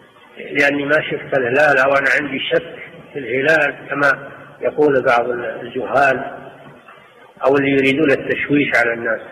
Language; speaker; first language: Arabic; native; Arabic